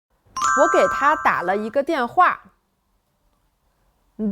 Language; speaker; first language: Chinese; non-native, fluent; French